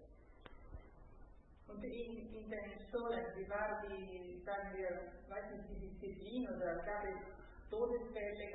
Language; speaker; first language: German; non-native, fluent; Italian